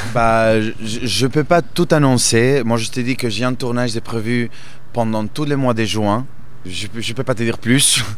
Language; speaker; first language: French; non-native, fluent; Spanish